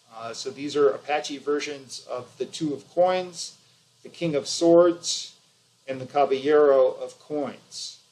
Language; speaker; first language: English; native; English